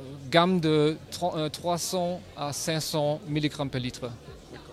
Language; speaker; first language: French; non-native, fluent; German